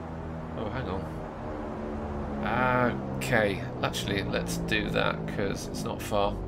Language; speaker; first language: English; native; English